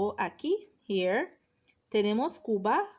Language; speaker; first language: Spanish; non-native, fluent; English